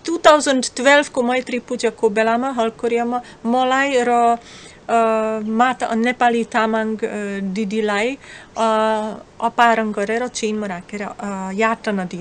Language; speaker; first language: Nepali; non-native, fluent; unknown